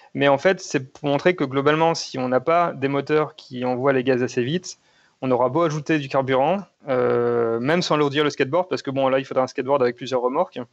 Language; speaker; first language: French; native; French